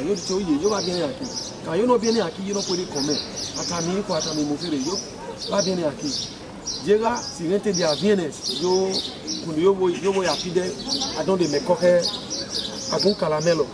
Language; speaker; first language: Spanish; non-native, learner; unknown